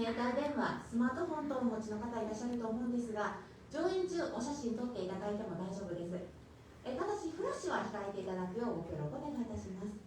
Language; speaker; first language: Japanese; native; Japanese